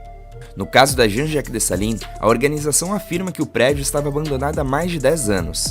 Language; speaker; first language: Portuguese; native; Portuguese